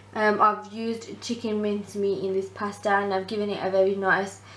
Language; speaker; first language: English; early bilingual, other home language; Hindi